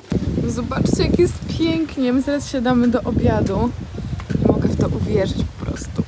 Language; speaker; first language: Polish; native; Polish